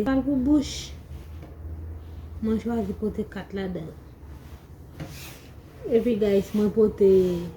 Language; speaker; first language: French; non-native, learner; Haitian Creole